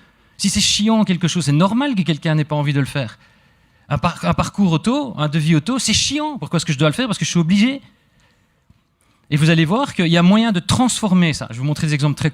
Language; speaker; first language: French; native; French